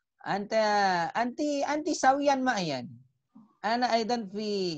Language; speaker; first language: Arabic; non-native, fluent; Indonesian